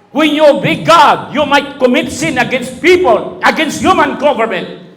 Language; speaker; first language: English; non-native, local second language; Filipino